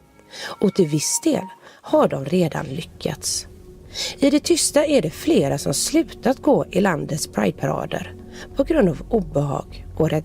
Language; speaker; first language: Swedish; native; Swedish